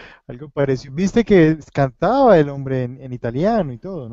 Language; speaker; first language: Spanish; native; Spanish